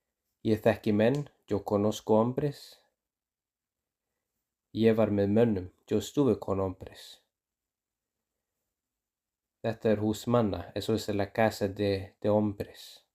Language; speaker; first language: Spanish; non-native, fluent; Icelandic